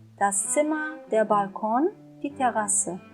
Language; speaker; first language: German; non-native, fluent; Turkish